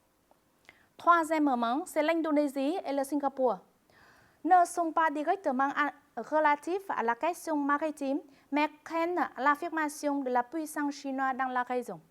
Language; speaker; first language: French; non-native, fluent; Vietnamese